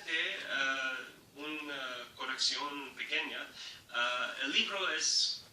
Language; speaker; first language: Spanish; non-native, learner; English